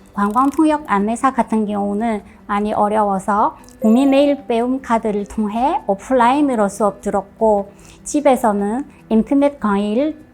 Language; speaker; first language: Korean; non-native, fluent; Chinese